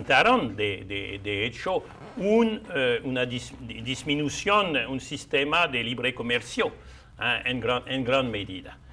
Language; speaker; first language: Spanish; non-native, fluent; French